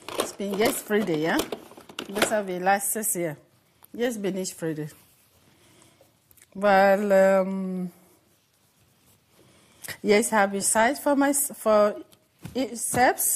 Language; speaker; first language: German; non-native, learner; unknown